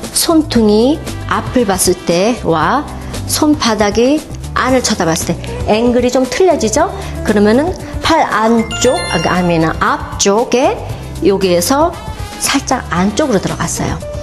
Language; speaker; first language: Korean; native; Korean